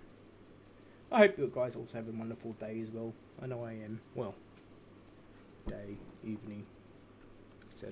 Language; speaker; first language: English; native; English